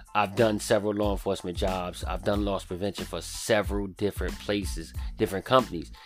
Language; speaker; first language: English; native; English